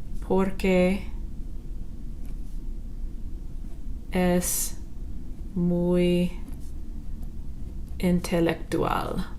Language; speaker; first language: Spanish; non-native, fluent; English